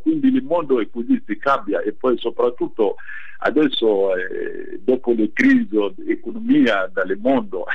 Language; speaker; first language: Italian; non-native, fluent; Bambara